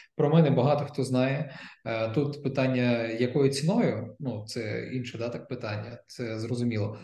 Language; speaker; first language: Ukrainian; non-native, local second language; Russian